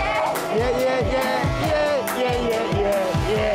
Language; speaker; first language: Chinese; native; Chinese